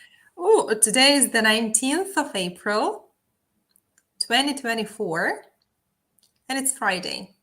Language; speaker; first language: English; non-native, fluent; Ukrainian